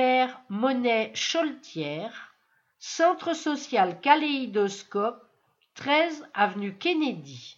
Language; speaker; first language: French; native; French